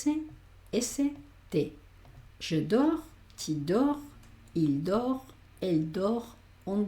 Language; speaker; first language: French; non-native, fluent; Spanish